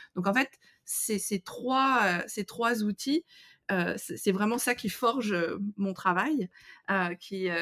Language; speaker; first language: French; native; French